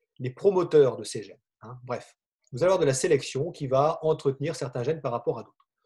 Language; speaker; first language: French; native; French